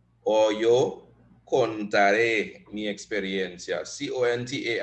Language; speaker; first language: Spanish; non-native, fluent; English